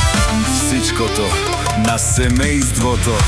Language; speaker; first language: Bulgarian; non-native, local second language; Romany